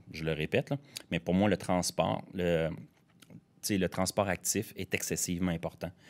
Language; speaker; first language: French; native; French